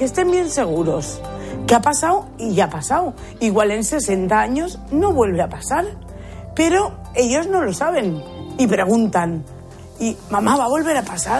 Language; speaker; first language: Spanish; native; Spanish